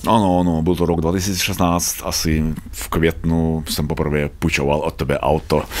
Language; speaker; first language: Czech; non-native, learner; Russian